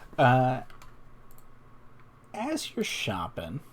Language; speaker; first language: English; native; English